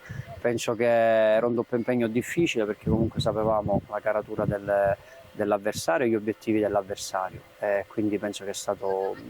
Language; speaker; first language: Italian; native; Italian